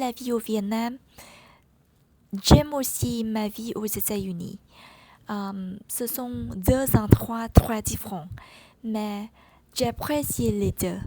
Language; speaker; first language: French; non-native, learner; Vietnamese